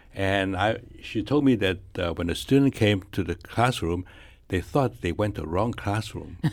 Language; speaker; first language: English; non-native, fluent; Chinese